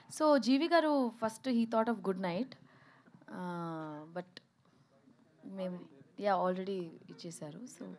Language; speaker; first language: Telugu; early bilingual, heritage; Telugu